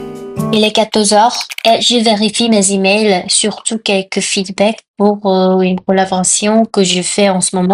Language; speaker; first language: French; non-native, fluent; Korean